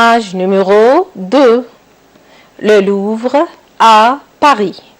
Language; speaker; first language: French; non-native, local second language; Arabic